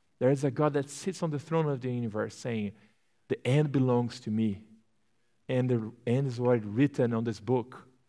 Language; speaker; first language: English; non-native, fluent; Portuguese